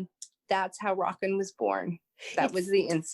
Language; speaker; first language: English; native; English